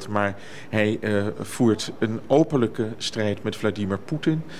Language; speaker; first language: Dutch; native; Dutch